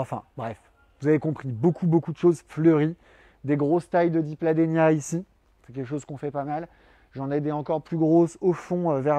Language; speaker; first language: French; native; French